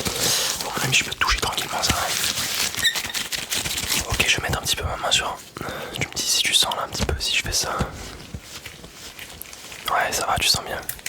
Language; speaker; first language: French; native; French